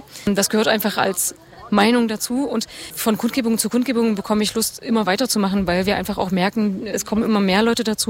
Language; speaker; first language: German; native; German